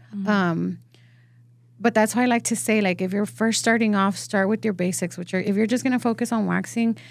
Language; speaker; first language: English; early bilingual, other home language; Spanish